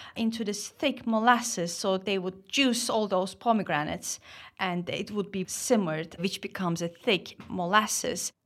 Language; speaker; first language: English; non-native, fluent; Turkish